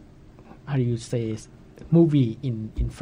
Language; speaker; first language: English; non-native, learner; Japanese